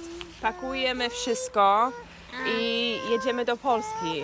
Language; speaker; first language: Polish; non-native, fluent; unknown